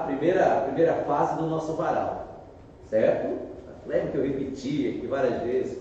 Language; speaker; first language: Portuguese; native; Portuguese